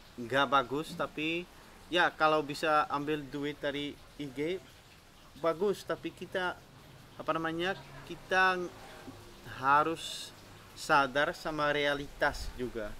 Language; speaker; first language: Indonesian; non-native, fluent; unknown